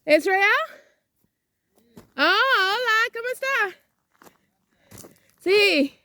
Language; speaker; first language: Spanish; non-native, learner; English